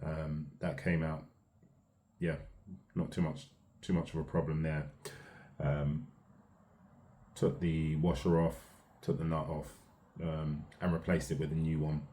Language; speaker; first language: English; native; English